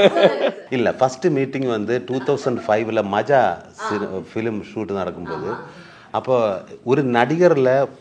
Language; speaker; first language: Tamil; non-native, learner; Malayalam